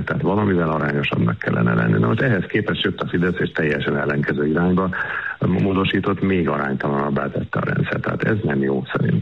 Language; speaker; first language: Hungarian; native; Hungarian